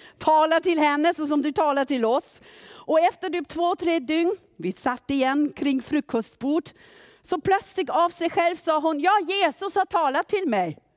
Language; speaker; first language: Swedish; non-native, fluent; German